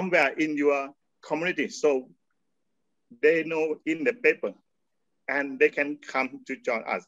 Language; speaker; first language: English; non-native, learner; Thai